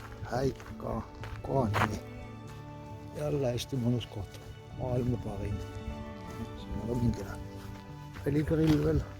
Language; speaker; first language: Estonian; native; Estonian